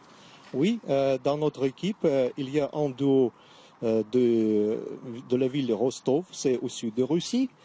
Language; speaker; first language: French; non-native, fluent; Russian